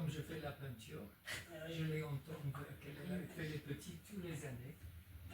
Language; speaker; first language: French; non-native, fluent; English